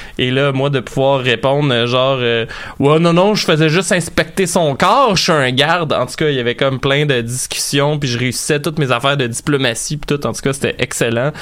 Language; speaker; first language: French; native; French